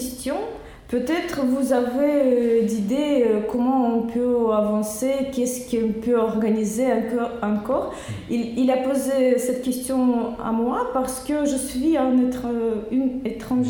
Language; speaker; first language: French; non-native, learner; Russian